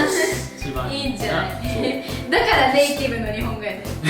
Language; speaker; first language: Japanese; native; Japanese